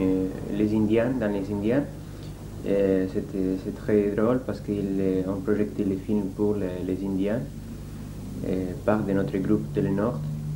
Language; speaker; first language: French; non-native, learner; Spanish